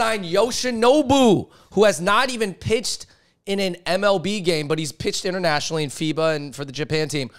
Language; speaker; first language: English; native; English